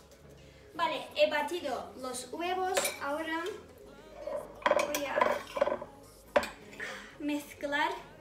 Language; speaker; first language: Spanish; non-native, fluent; Turkish